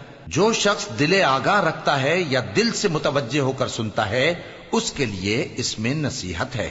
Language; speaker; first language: Urdu; native; Urdu